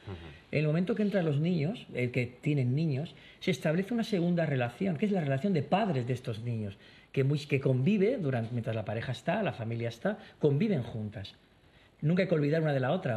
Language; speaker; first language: Spanish; native; Spanish